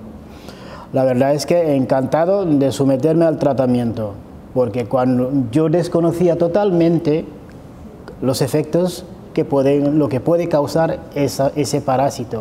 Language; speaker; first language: Spanish; non-native, fluent; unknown